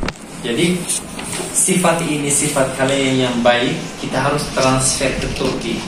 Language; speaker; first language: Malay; non-native, fluent; Turkish